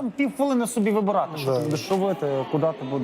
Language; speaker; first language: Ukrainian; native; Ukrainian